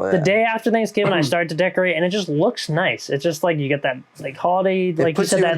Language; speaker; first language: English; native; English